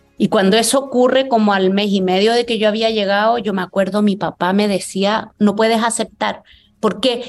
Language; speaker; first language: Spanish; native; Spanish